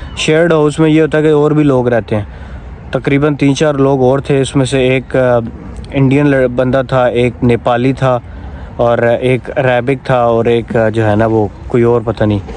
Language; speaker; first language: Urdu; non-native, local second language; Punjabi